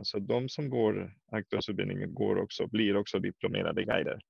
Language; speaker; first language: Swedish; non-native, fluent; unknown